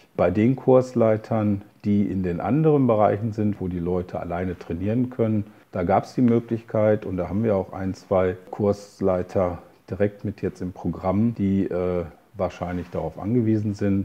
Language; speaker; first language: German; native; German